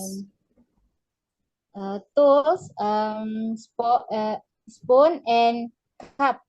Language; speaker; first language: English; non-native, learner; Indonesian